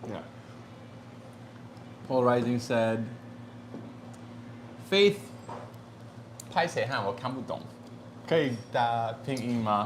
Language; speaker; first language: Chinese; non-native, fluent; English